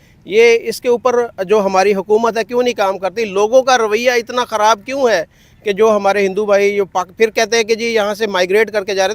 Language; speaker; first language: Hindi; non-native, local second language; Punjabi